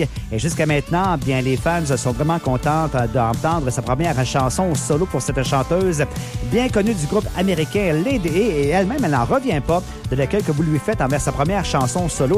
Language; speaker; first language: French; native; French